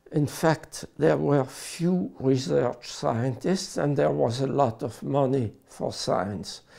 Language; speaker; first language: English; non-native, fluent; French